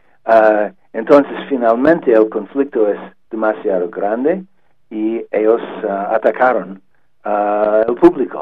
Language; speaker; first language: Spanish; non-native, learner; English